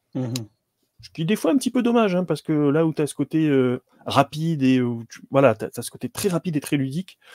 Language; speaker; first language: French; native; French